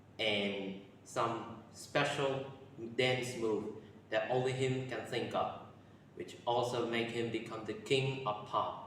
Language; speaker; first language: English; non-native, learner; Vietnamese